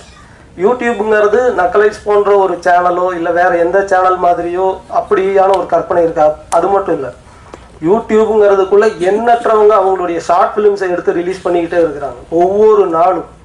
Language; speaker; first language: Tamil; native; Tamil